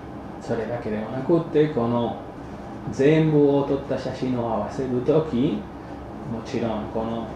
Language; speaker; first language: Japanese; non-native, fluent; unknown